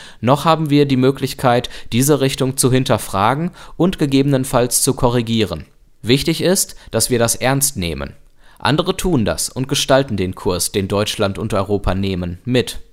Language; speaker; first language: German; native; German